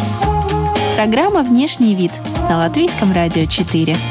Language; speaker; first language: Russian; native; Russian